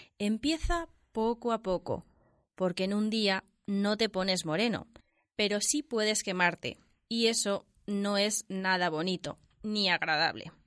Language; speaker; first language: Spanish; native; Spanish